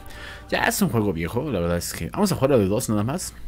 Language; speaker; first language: Spanish; native; Spanish